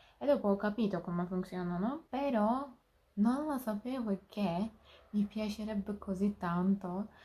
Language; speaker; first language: Italian; non-native, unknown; Turkish